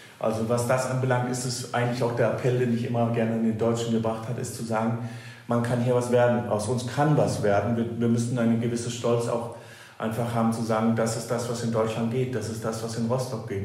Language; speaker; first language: German; non-native, fluent; Danish